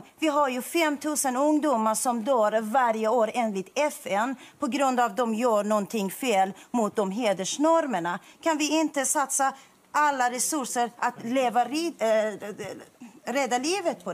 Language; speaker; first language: Swedish; non-native, fluent; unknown